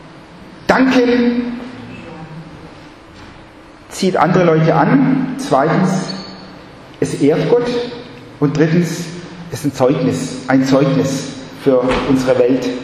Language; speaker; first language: German; non-native, fluent; Chinese